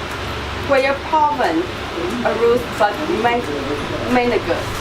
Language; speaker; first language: English; non-native, learner; Chinese